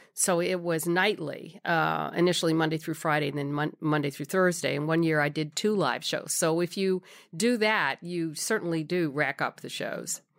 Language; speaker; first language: English; native; English